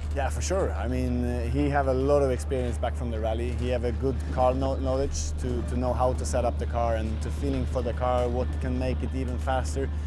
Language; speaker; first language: English; non-native, fluent; Swedish